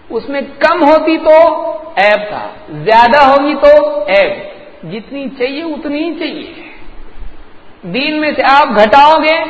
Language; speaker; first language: Urdu; native; Urdu